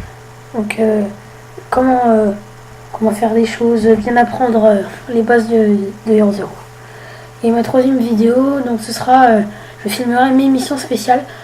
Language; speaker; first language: French; native; French